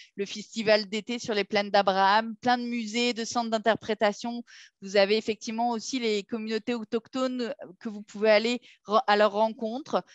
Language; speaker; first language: French; native; French